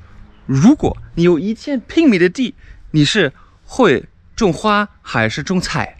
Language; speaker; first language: Chinese; non-native, fluent; German